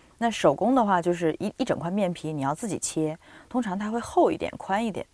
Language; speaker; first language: Chinese; native; Chinese